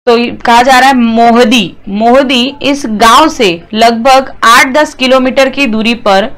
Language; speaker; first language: Hindi; non-native, local second language; Marathi